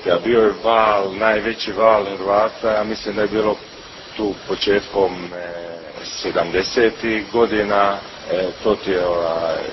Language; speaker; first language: Croatian; early bilingual, heritage; Croatian